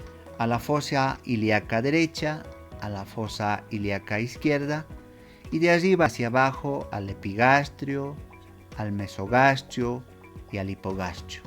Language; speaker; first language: Spanish; native; Spanish